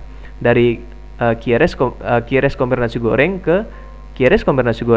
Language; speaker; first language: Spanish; non-native, fluent; Indonesian